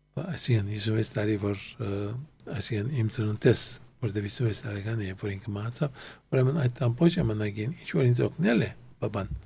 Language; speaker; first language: Armenian; early bilingual, heritage; Armenian